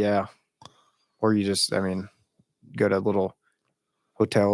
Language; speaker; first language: English; native; English